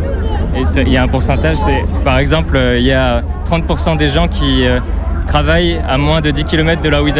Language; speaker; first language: French; native; French